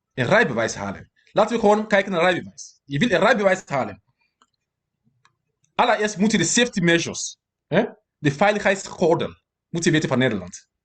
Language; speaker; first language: Dutch; non-native, fluent; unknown